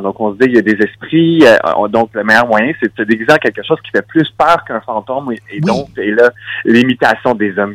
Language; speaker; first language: French; native; French